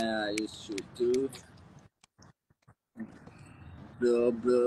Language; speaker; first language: English; non-native, learner; Thai